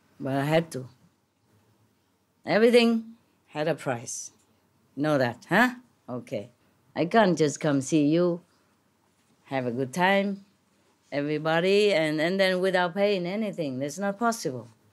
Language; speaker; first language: English; non-native, fluent; Vietnamese